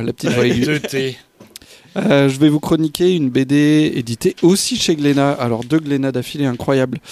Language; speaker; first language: French; native; French